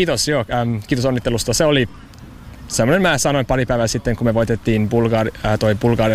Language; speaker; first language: Finnish; non-native, learner; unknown